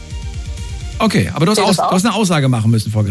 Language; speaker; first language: German; native; German